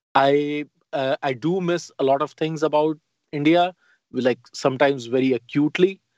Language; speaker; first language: English; non-native, local second language; Hindi